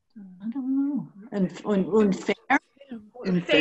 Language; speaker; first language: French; non-native, learner; English